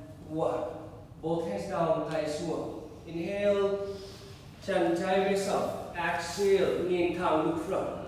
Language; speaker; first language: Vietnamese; non-native, learner; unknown